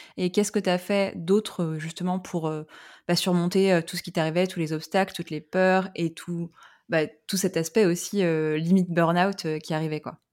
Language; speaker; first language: French; native; French